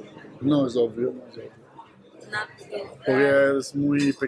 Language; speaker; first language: Spanish; non-native, learner; German